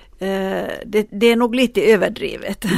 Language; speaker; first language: Swedish; non-native, local second language; Finnish